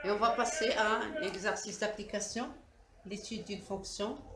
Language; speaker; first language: French; non-native, local second language; Arabic